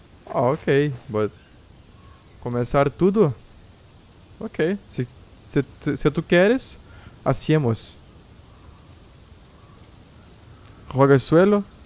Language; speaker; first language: Spanish; non-native, learner; Portuguese